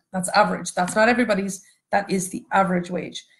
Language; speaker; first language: English; native; English